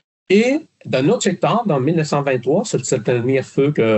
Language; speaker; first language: French; non-native, fluent; Spanish